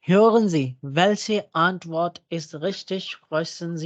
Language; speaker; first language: German; non-native, fluent; Urdu